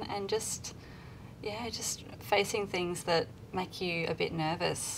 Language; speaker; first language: English; native; English